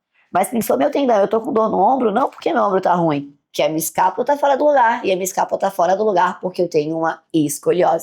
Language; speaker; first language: Portuguese; native; Portuguese